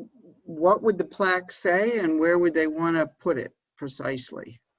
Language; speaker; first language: English; native; English